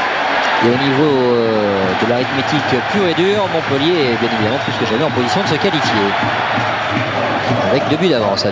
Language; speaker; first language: French; native; French